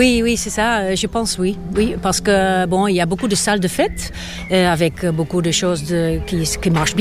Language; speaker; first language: French; non-native, fluent; Dutch